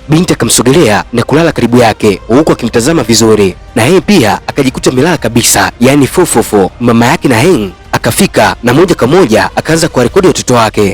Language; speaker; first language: Swahili; native; Swahili